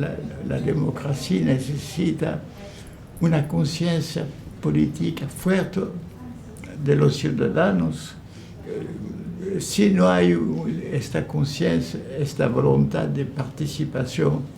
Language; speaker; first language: Spanish; non-native, fluent; French